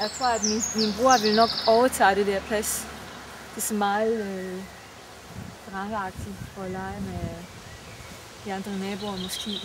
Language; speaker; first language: Danish; non-native, fluent; Romanian